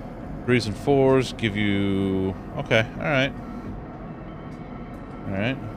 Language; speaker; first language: English; native; English